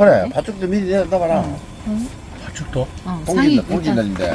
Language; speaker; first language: Korean; native; Korean